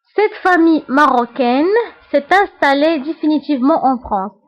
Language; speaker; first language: French; non-native, local second language; Arabic